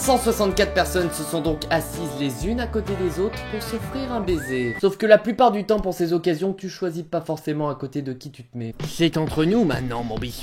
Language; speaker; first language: French; native; French